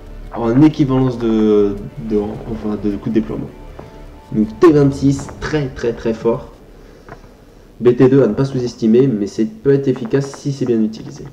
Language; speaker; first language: French; native; French